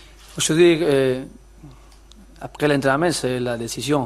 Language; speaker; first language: French; non-native, learner; Spanish